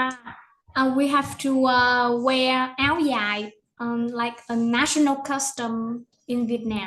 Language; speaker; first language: English; non-native, learner; Vietnamese